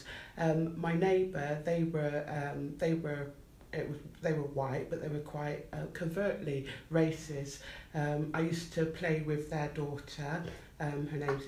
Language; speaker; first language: English; native; English